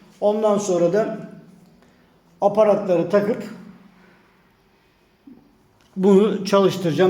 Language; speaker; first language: Turkish; native; Turkish